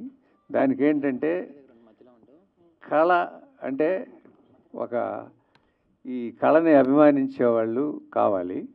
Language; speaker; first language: Telugu; native; Telugu